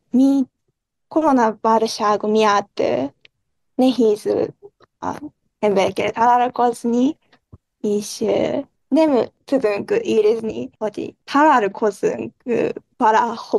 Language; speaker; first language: Hungarian; non-native, learner; Japanese